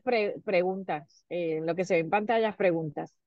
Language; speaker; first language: Spanish; native; Spanish